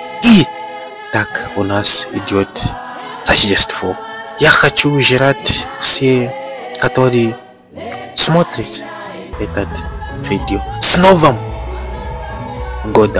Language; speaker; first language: Russian; non-native, learner; Bemba